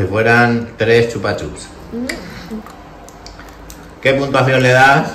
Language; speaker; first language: Spanish; native; Spanish